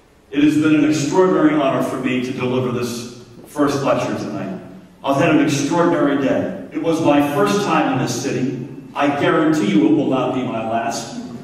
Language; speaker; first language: English; native; English